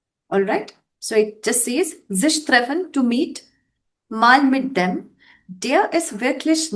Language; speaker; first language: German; non-native, fluent; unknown